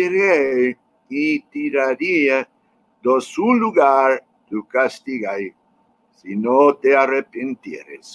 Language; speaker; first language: Spanish; non-native, fluent; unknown